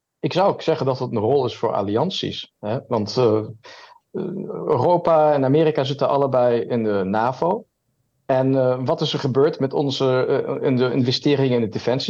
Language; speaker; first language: Dutch; early bilingual, heritage; German